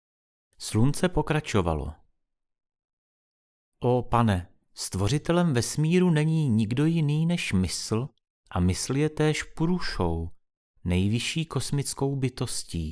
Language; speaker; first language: Czech; native; Czech